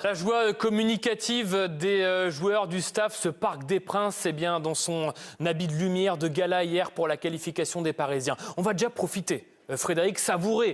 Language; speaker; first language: French; native; French